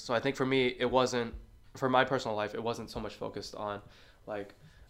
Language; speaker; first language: English; early bilingual, other home language; Chinese